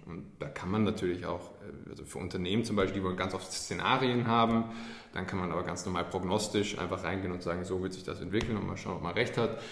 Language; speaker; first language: German; early bilingual, other home language; English